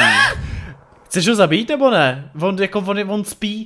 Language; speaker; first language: Czech; native; Czech